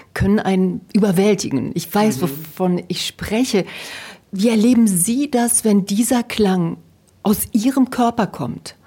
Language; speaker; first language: German; native; German